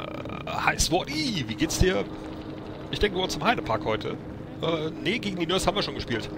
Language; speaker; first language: German; native; German